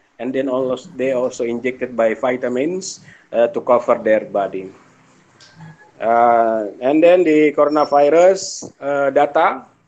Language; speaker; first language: English; non-native, fluent; Indonesian